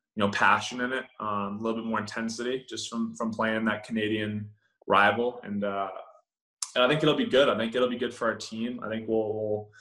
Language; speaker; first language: English; native; English